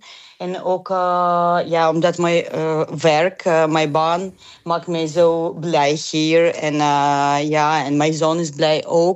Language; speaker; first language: Dutch; non-native, learner; Ukrainian